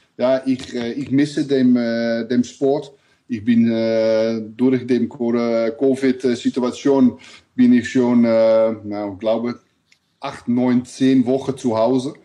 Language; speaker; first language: German; non-native, learner; Dutch